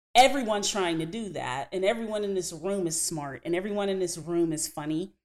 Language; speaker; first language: English; native; English